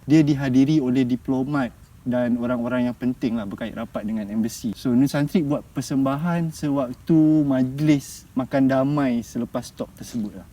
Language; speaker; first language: Malay; native; Malay